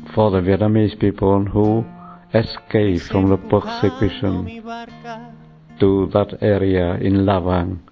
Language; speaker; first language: English; non-native, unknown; Vietnamese